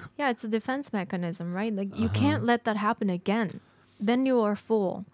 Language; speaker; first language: English; non-native, fluent; Japanese